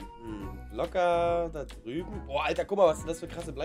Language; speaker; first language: German; native; German